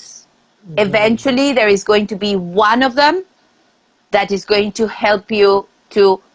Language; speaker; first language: English; non-native, fluent; Spanish